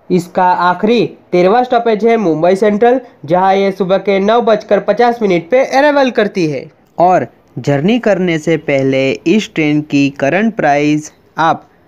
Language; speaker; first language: Hindi; non-native, local second language; Gujarati